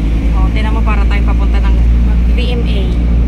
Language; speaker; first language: Filipino; native; Filipino